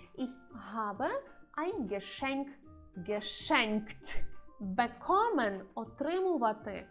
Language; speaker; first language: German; non-native, fluent; Ukrainian